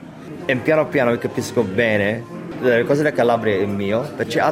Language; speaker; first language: Italian; early bilingual, heritage; English